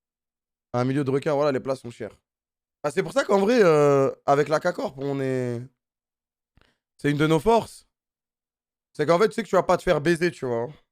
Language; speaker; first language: French; native; French